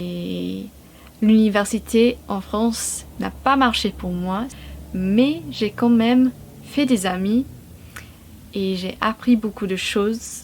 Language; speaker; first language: French; non-native, fluent; English